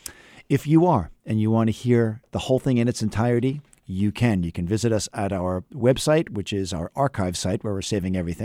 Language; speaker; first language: English; native; English